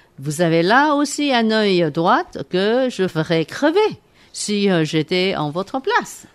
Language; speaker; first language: French; non-native, fluent; Chinese